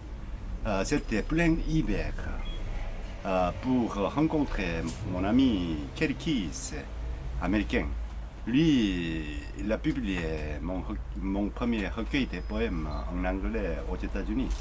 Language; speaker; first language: French; non-native, learner; Korean